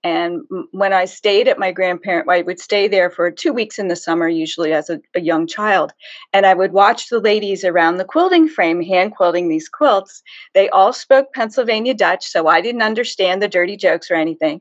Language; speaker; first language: English; native; English